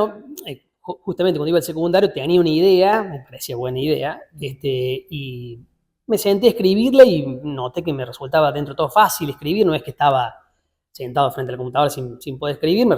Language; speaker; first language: Spanish; native; Spanish